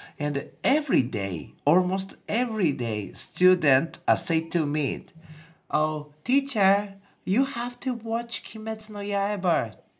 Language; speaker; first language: English; non-native, learner; Japanese